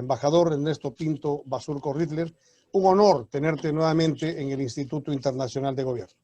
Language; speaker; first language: Spanish; native; Spanish